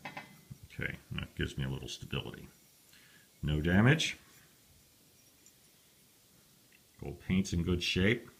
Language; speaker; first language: English; native; English